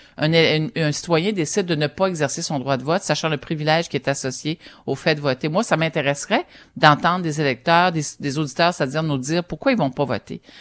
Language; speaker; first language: French; native; French